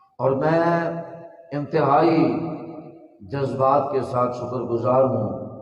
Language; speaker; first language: Urdu; non-native, local second language; Punjabi